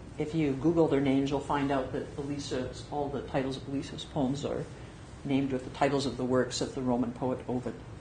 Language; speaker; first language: English; native; English